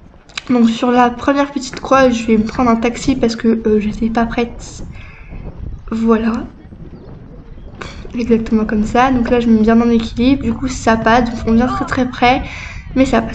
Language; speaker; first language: French; native; French